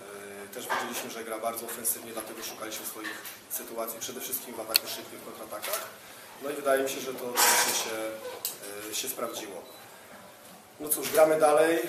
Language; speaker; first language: Polish; native; Polish